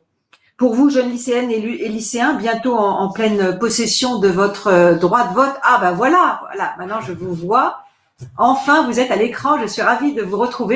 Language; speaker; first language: French; native; French